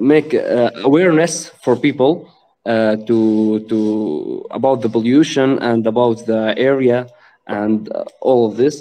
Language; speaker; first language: English; non-native, learner; Arabic